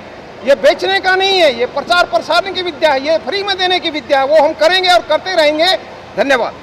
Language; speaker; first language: Hindi; native; Hindi